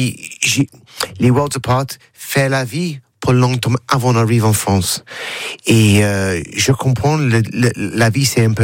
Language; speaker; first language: French; non-native, learner; English